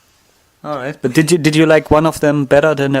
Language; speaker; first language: English; non-native, fluent; German